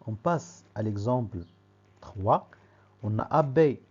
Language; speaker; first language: French; non-native, local second language; Arabic